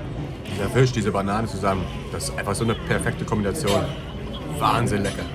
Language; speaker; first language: German; native; German